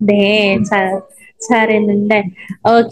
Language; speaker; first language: Korean; non-native, fluent; Filipino